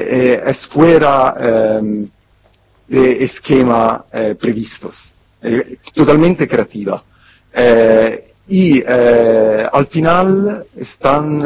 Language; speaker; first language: Spanish; non-native, fluent; Italian